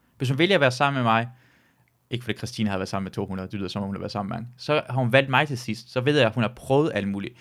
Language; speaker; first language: Danish; early bilingual, other home language; Persian